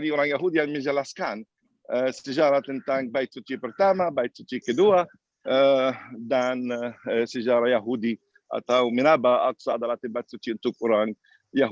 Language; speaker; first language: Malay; non-native, fluent; Arabic